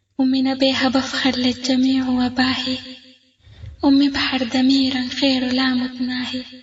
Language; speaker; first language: Arabic; native; Arabic